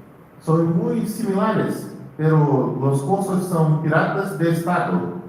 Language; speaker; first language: Spanish; non-native, learner; Portuguese